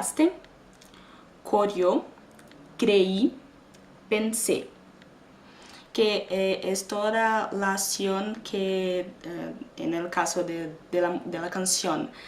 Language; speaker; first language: Spanish; non-native, fluent; Portuguese